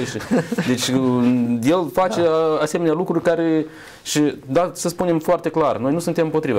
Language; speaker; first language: Romanian; native; Romanian